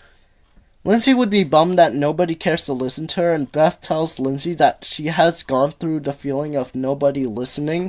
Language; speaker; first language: English; native; English